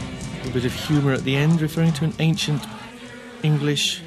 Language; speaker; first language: English; native; English